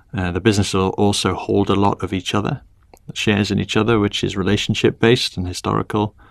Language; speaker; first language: English; native; English